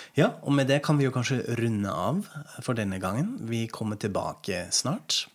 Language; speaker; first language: Norwegian; non-native, fluent; German